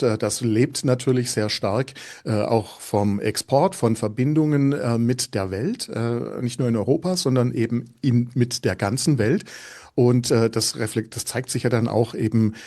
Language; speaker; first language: German; native; German